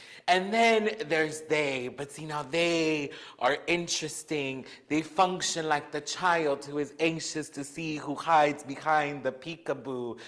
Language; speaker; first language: English; early bilingual, other home language; Spanish